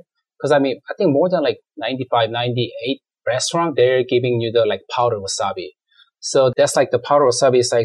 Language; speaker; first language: English; non-native, learner; Korean